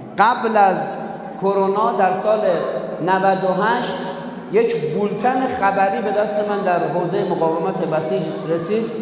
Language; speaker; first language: Persian; native; Persian